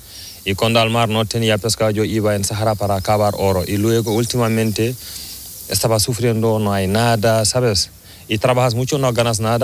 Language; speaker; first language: Spanish; non-native, learner; Fula